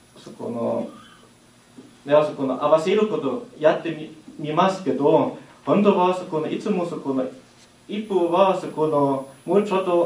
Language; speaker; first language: Japanese; non-native, learner; German